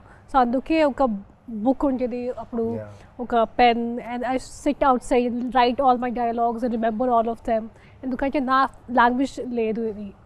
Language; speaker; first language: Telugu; non-native, fluent; Hindi